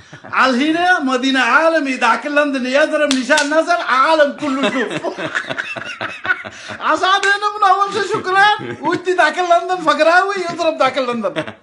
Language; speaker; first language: Arabic; non-native, learner; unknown